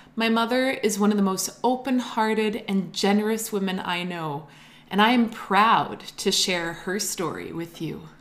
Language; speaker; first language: English; native; English